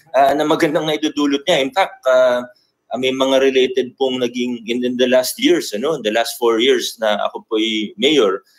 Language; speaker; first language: Filipino; native; Filipino